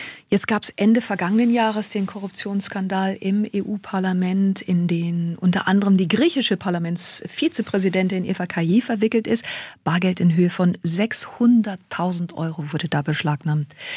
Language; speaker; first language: German; native; German